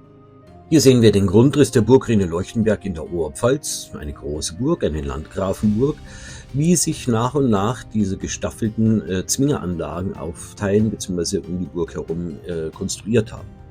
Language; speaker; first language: German; native; German